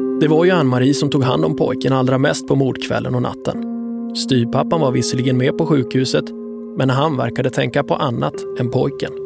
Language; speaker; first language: Swedish; native; Swedish